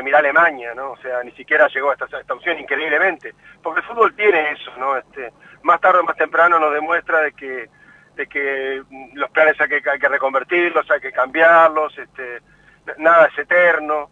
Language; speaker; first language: Spanish; native; Spanish